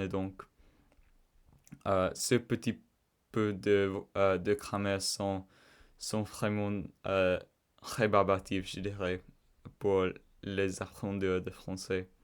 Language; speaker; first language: French; non-native, learner; English